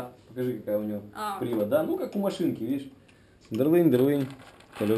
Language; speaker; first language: Russian; native; Russian